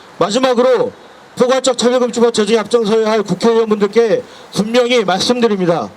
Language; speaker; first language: Korean; native; Korean